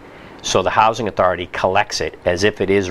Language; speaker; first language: English; native; English